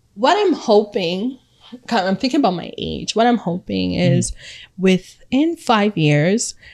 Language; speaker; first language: English; early bilingual, other home language; Akan